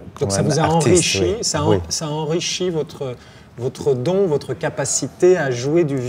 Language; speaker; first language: French; native; French